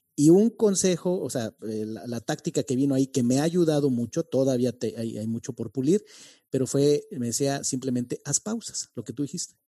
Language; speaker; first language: Spanish; native; Spanish